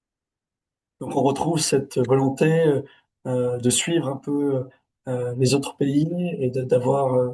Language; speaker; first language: French; native; French